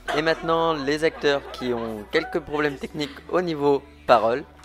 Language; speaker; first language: French; native; French